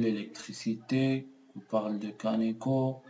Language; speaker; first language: French; non-native, local second language; Arabic